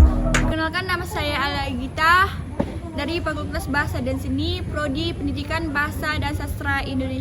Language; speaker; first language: Indonesian; non-native, local second language; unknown